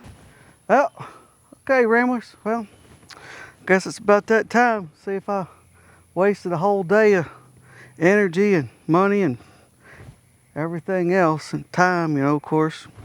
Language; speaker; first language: English; native; English